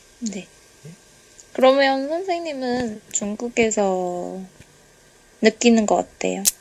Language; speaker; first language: Korean; non-native, learner; Chinese